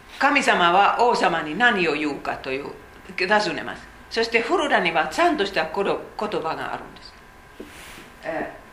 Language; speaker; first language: Japanese; non-native, fluent; Finnish